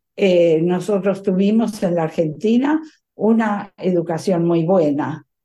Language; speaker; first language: Spanish; native; Spanish